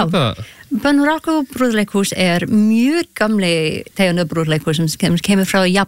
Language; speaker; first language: Icelandic; non-native, learner; English